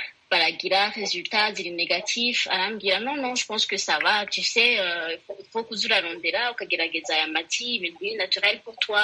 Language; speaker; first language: French; non-native, local second language; Rundi